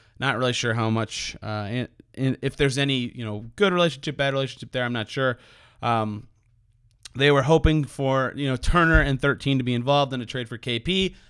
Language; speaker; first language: English; native; English